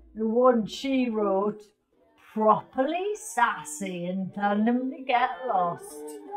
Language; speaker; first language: English; native; English